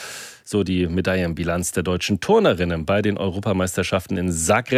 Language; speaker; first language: German; native; German